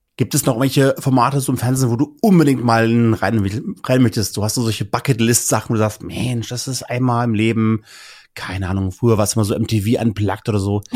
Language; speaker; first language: German; native; German